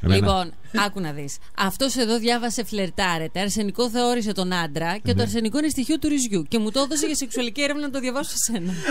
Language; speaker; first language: Greek; native; Greek